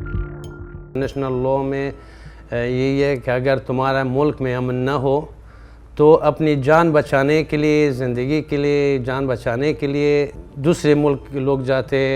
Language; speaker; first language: Hindi; non-native, learner; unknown